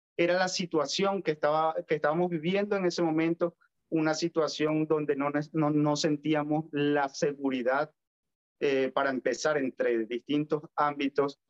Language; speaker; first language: Spanish; native; Spanish